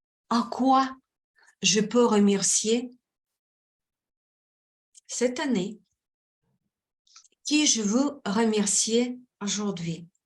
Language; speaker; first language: French; non-native, fluent; Russian